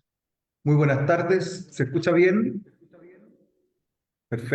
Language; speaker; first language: Spanish; native; Spanish